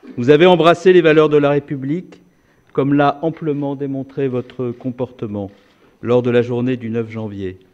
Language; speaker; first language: French; native; French